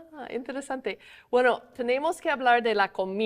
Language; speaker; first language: Spanish; non-native, fluent; English